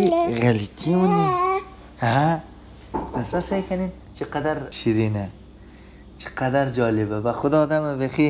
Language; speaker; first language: Persian; native; Persian